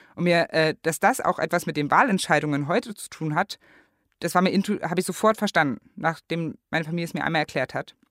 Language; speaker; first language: German; native; German